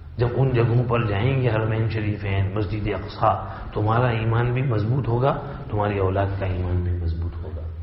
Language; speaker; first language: Urdu; non-native, local second language; Gujarati